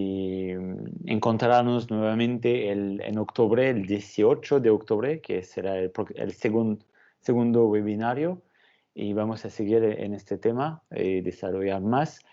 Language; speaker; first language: Spanish; non-native, fluent; French